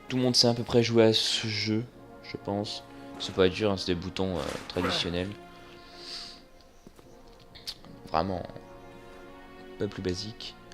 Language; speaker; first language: French; native; French